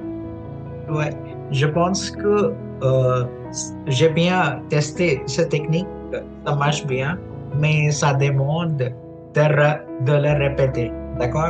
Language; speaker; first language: French; non-native, fluent; Punjabi